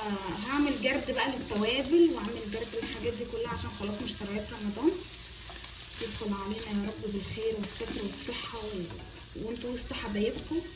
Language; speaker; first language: Arabic; native; Arabic